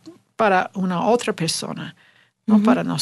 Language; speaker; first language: Spanish; non-native, learner; English